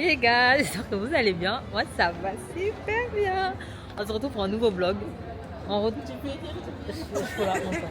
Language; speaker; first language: French; native; French